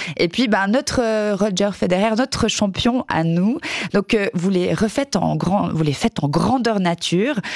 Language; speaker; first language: French; native; French